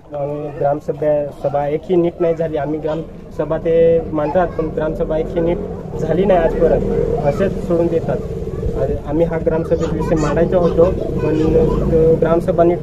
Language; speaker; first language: Marathi; native; Marathi